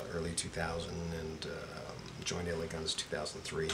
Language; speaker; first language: English; native; English